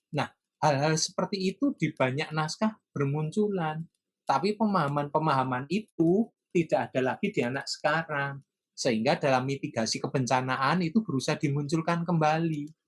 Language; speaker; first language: Indonesian; non-native, local second language; Javanese